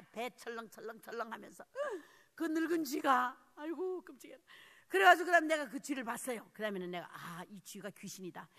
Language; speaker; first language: Korean; early bilingual, heritage; Korean